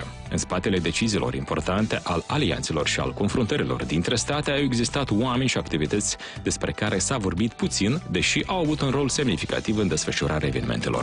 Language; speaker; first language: Romanian; native; Romanian